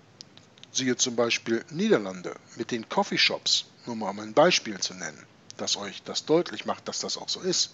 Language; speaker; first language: German; native; German